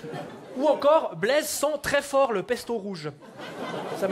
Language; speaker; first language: French; native; French